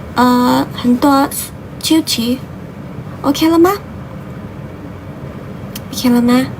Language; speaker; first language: Chinese; non-native, learner; Thai